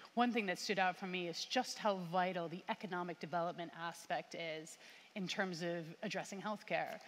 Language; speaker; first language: English; native; English